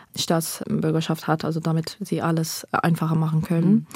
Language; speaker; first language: German; non-native, fluent; Persian